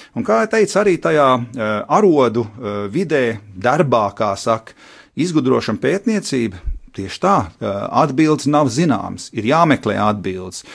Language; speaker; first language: Latvian; early bilingual, heritage; Latvian